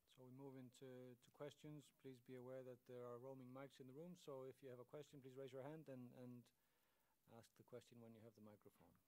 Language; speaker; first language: English; non-native, fluent; Icelandic